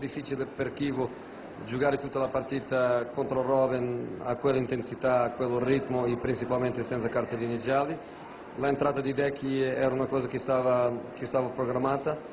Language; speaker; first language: Italian; non-native, fluent; Portuguese